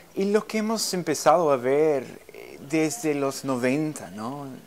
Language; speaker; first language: Spanish; non-native, fluent; English